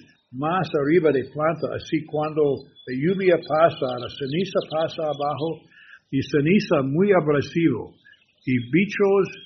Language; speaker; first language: Spanish; non-native, learner; English